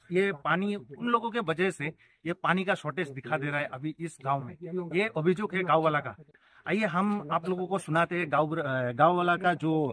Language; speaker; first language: Hindi; non-native, local second language; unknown